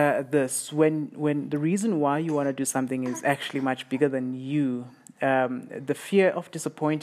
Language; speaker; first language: English; non-native, local second language; South Ndebele